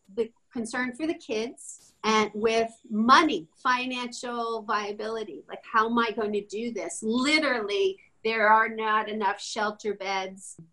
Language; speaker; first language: English; native; English